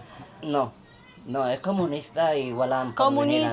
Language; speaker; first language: Filipino; non-native, learner; Spanish